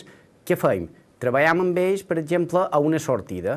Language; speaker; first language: Catalan; native; Catalan